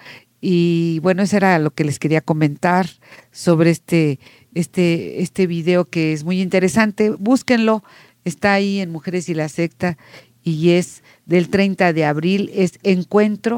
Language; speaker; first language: Spanish; native; Spanish